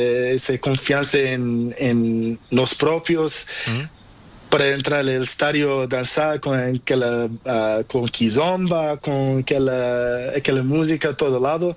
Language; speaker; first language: Spanish; non-native, learner; Portuguese